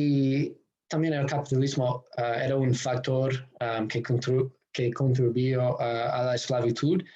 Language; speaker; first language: Spanish; non-native, fluent; English